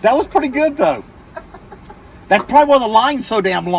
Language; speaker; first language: English; native; English